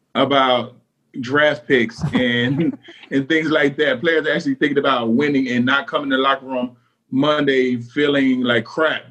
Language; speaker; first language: English; native; English